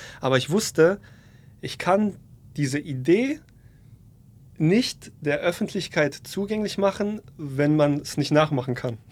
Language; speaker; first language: German; early bilingual, other home language; Polish